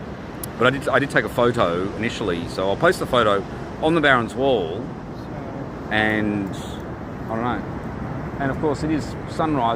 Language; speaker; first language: English; native; English